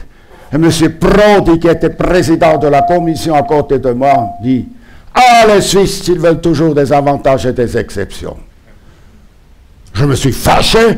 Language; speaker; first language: French; non-native, local second language; German